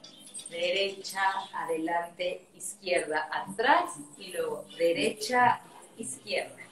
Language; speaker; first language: Spanish; native; Spanish